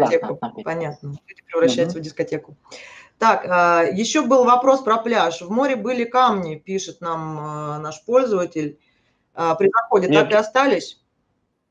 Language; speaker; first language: Russian; native; Russian